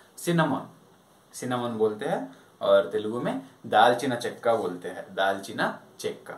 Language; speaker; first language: Hindi; non-native, local second language; Telugu